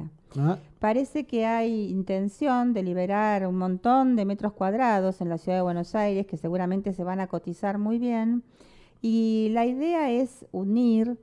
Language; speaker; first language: Spanish; native; Spanish